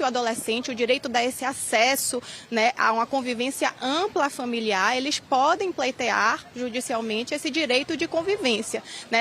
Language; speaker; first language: Portuguese; native; Portuguese